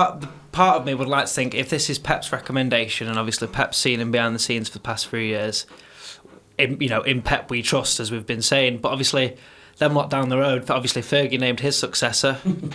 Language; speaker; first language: English; native; English